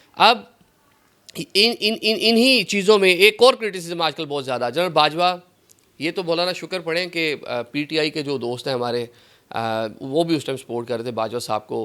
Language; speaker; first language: Urdu; native; Urdu